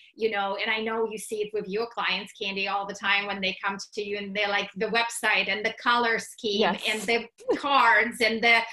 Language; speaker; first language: English; non-native, fluent; Russian